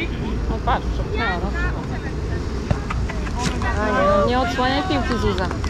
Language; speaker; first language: Polish; native; Polish